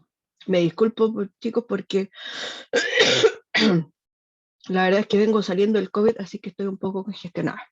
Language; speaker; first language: Spanish; native; Spanish